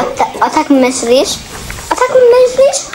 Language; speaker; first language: Polish; early bilingual, heritage; Polish